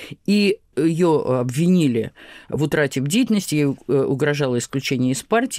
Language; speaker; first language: Russian; native; Russian